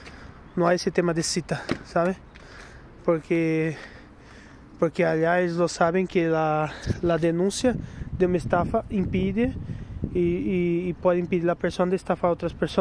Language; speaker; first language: Spanish; non-native, fluent; Portuguese